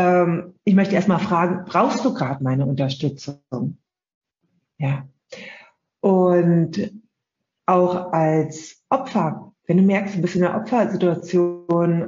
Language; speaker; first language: German; native; German